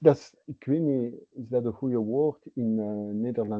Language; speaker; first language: Dutch; non-native, local second language; French